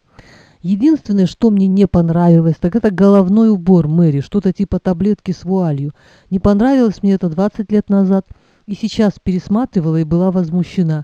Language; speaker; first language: Russian; native; Russian